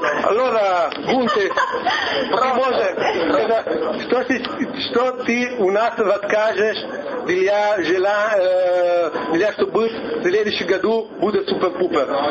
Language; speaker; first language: Russian; non-native, learner; Italian